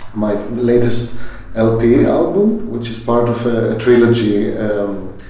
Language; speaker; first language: English; non-native, fluent; Greek